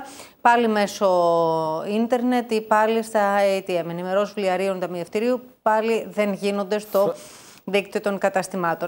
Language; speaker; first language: Greek; native; Greek